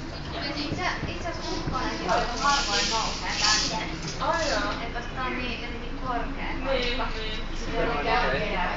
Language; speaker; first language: Finnish; native; Finnish